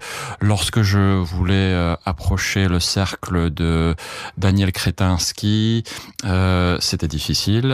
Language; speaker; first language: French; non-native, fluent; Czech